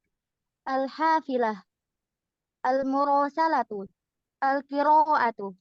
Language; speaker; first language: Arabic; non-native, learner; Indonesian